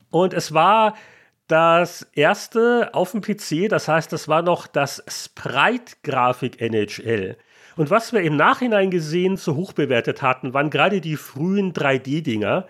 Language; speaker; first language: German; native; German